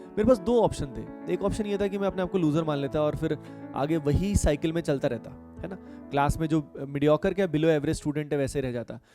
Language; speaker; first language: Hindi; native; Hindi